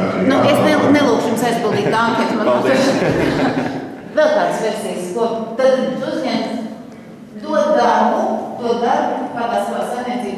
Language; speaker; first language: Latvian; native; Latvian